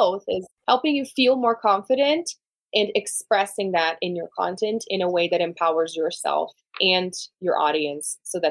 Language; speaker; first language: English; non-native, fluent; Portuguese